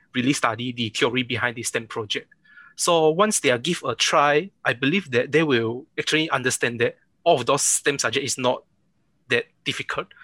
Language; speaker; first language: English; non-native, local second language; Chinese